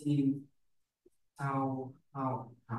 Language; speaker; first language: Chinese; non-native, learner; Vietnamese